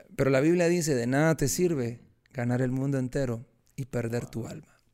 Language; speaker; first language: Spanish; native; Spanish